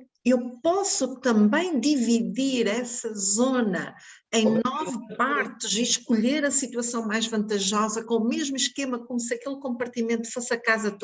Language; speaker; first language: Portuguese; native; Portuguese